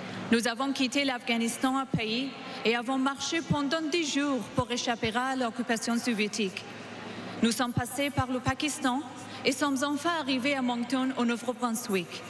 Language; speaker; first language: French; non-native, fluent; Persian